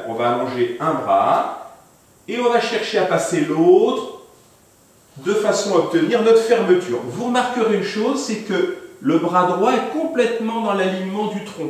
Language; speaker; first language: French; native; French